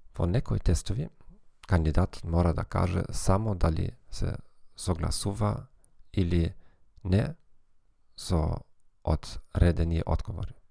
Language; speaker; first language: Macedonian; non-native, fluent; German